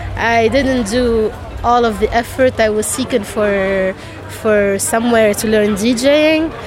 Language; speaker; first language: English; non-native, fluent; Arabic